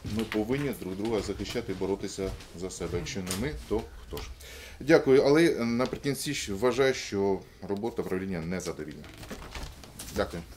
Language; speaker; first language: Ukrainian; non-native, local second language; Russian